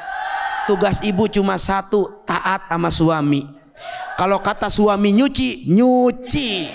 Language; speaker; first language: Indonesian; native; Indonesian